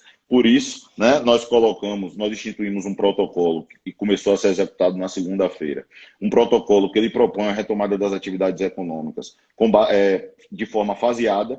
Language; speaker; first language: Portuguese; native; Portuguese